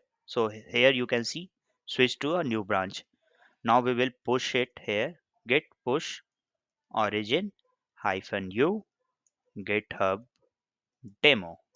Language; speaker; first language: English; non-native, local second language; Hindi